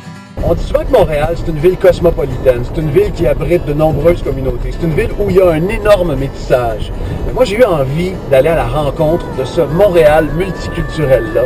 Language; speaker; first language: French; native; French